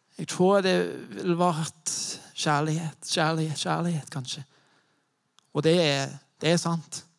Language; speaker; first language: Norwegian; non-native, fluent; English